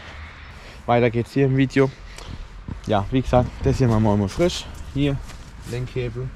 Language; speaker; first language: German; native; German